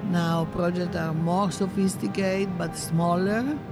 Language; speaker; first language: English; non-native, fluent; Italian